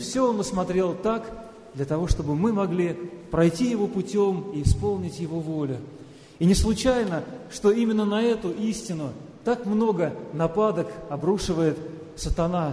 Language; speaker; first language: Russian; native; Russian